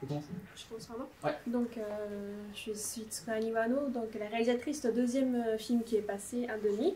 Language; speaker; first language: French; non-native, fluent; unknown